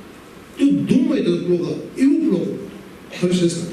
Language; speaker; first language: Russian; non-native, learner; Tibetan